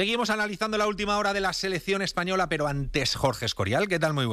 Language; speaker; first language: Spanish; native; Spanish